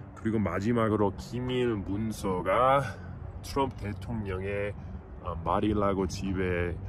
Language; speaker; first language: Korean; non-native, fluent; English